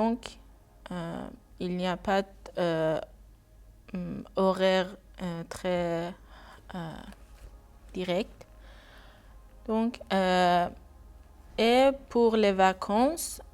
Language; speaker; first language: French; non-native, learner; Persian